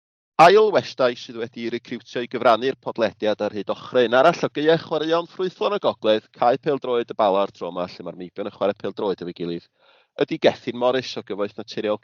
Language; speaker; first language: Welsh; native; Welsh